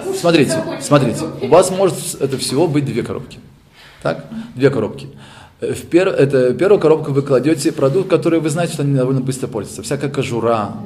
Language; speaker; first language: Russian; early bilingual, heritage; Russian